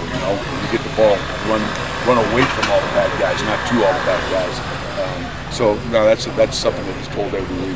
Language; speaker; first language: English; native; English